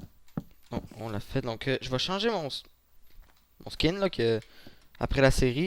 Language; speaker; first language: French; native; French